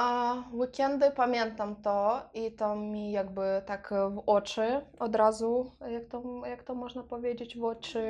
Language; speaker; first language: Polish; non-native, learner; Russian